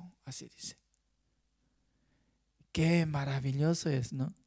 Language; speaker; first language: Spanish; non-native, fluent; Korean